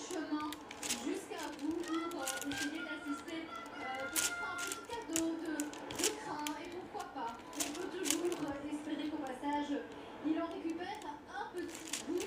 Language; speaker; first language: French; native; French